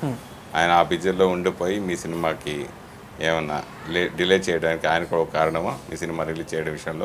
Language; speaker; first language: Telugu; native; Telugu